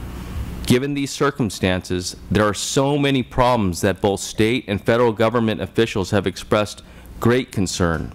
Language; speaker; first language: English; native; English